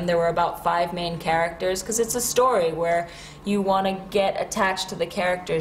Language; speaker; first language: English; native; English